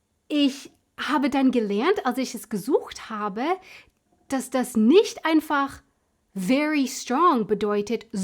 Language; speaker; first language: German; non-native, fluent; English